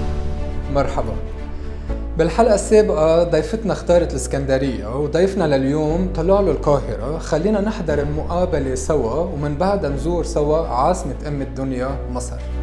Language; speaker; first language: Arabic; native; Arabic